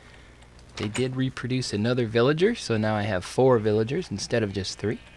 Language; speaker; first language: English; native; English